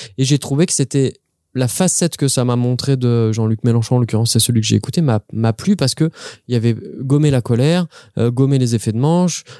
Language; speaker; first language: French; native; French